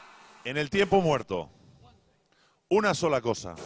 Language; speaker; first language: Spanish; native; Spanish